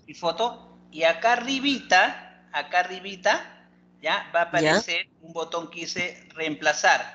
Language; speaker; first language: Spanish; native; Spanish